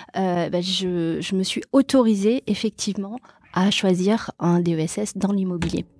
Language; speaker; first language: French; early bilingual, other home language; Portuguese